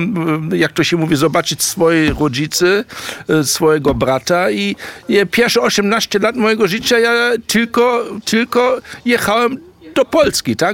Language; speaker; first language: Polish; early bilingual, heritage; German